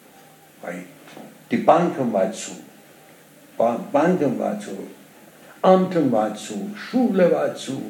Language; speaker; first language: German; non-native, learner; Persian